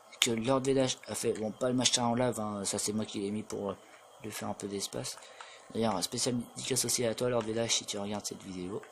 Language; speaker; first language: French; native; French